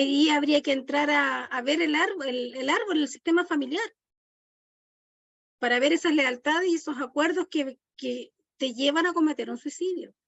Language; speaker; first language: Spanish; native; Spanish